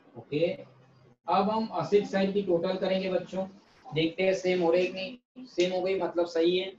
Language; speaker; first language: Hindi; non-native, local second language; Gujarati